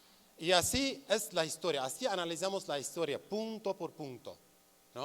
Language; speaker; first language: Spanish; non-native, learner; Kurdish